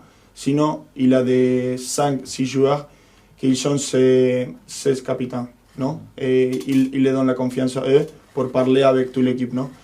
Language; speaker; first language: French; non-native, fluent; Spanish